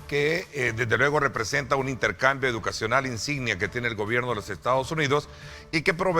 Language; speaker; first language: Spanish; native; Spanish